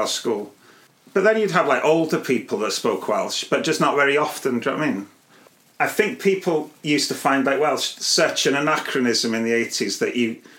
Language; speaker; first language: English; non-native, local second language; Welsh